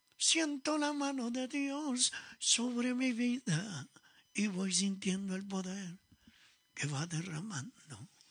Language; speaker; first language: Spanish; early bilingual, other home language; Italian